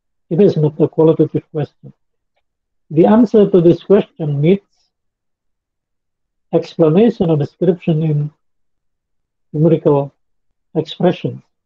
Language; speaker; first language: English; non-native, fluent; Indonesian